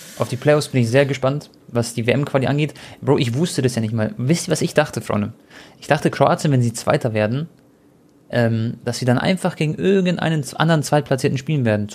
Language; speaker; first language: German; early bilingual, other home language; Croatian